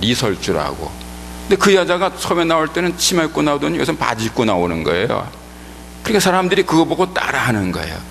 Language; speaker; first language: Korean; native; Korean